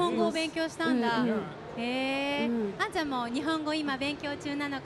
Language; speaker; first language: Japanese; native; Japanese